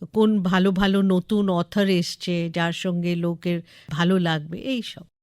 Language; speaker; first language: Bangla; non-native, local second language; English